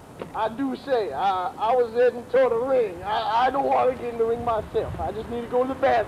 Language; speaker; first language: English; native; English